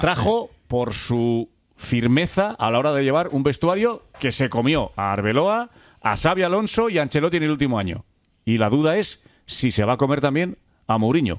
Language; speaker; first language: Spanish; native; Spanish